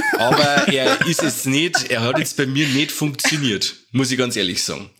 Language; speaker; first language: German; native; German